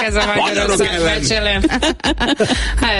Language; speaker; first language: Hungarian; non-native, learner; Portuguese